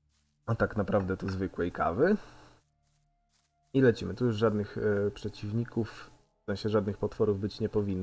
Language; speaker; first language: Polish; native; Polish